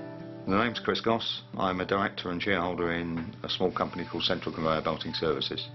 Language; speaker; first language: English; native; English